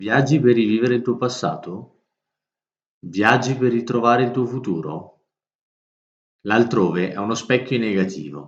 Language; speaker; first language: Italian; native; Italian